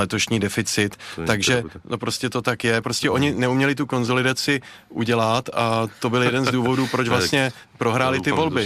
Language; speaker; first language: Czech; native; Czech